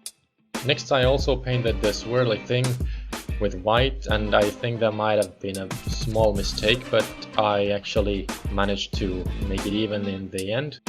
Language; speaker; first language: English; non-native, fluent; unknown